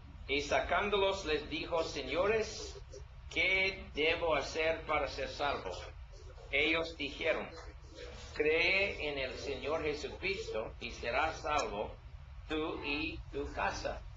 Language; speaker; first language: Spanish; non-native, learner; English